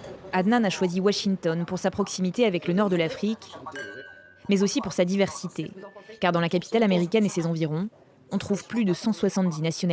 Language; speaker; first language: French; native; French